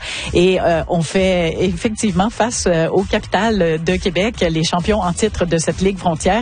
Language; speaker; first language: French; native; French